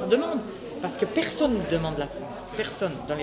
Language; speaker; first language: French; native; French